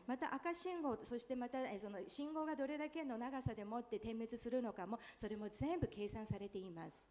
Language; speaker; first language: Japanese; non-native, fluent; Chinese